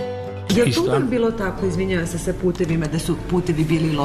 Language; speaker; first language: Croatian; native; Croatian